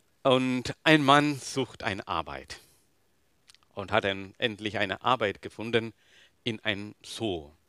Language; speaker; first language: German; non-native, learner; Tamil